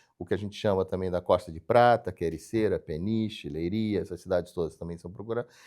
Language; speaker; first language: Portuguese; native; Portuguese